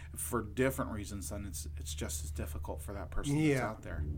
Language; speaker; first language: English; native; English